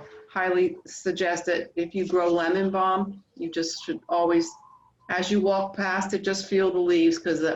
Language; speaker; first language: English; native; English